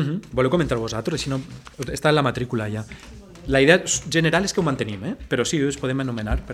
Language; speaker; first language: Catalan; native; Catalan